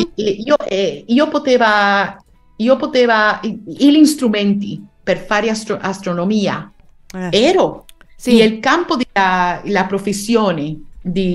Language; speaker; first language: Italian; non-native, learner; Spanish